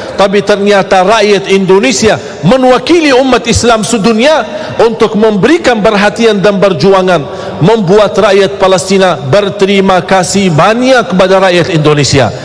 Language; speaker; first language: Malay; non-native, fluent; Arabic